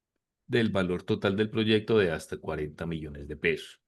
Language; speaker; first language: Spanish; native; Spanish